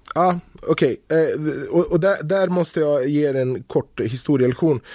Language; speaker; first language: Swedish; early bilingual, other home language; Bosnian